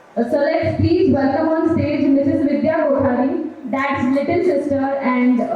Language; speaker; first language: English; non-native, local second language; Marathi